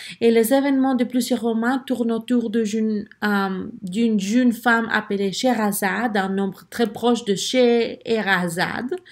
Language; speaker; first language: French; non-native, learner; Spanish